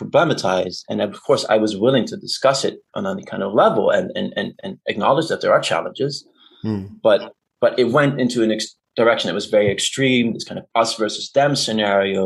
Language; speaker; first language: English; non-native, fluent; Dutch